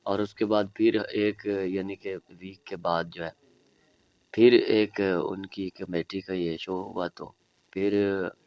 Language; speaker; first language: Urdu; non-native, local second language; Punjabi